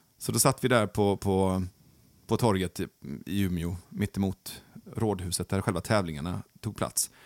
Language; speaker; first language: Swedish; early bilingual, other home language; Persian